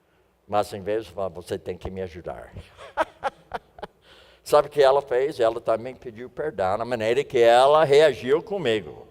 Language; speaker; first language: Portuguese; non-native, fluent; English